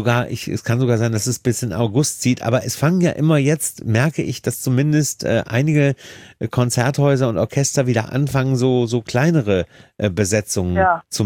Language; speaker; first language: German; native; German